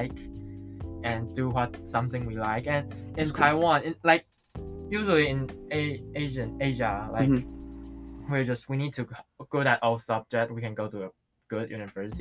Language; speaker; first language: English; non-native, learner; Chinese